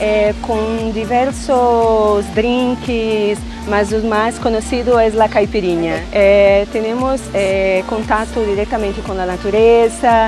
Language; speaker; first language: Spanish; non-native, learner; Portuguese